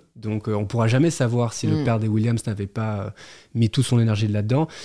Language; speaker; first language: French; native; French